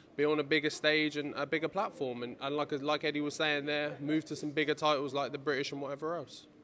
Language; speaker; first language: English; native; English